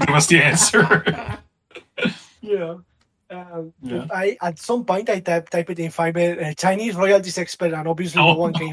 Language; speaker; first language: English; non-native, fluent; Catalan